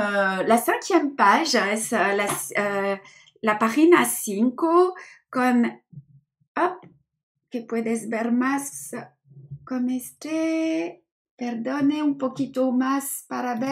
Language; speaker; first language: Spanish; non-native, learner; French